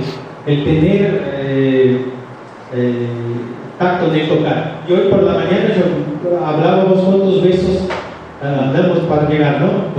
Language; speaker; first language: Spanish; non-native, fluent; Portuguese